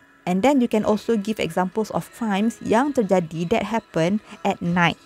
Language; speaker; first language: English; non-native, local second language; Malay